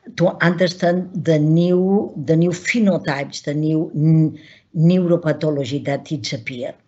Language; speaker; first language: English; non-native, learner; Catalan